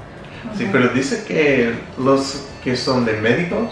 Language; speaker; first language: Spanish; non-native, learner; English